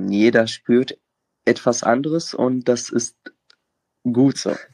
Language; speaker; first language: German; non-native, fluent; Arabic